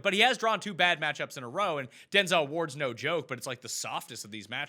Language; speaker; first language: English; native; English